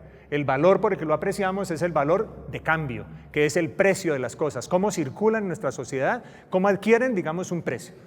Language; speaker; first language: Spanish; native; Spanish